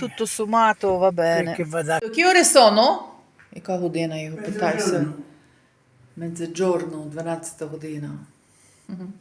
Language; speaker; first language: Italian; non-native, learner; Ukrainian